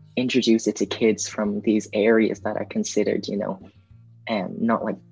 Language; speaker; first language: English; native; English